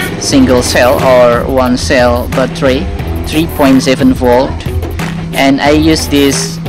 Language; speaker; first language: English; non-native, learner; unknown